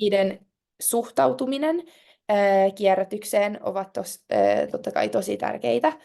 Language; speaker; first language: Finnish; non-native, local second language; Swedish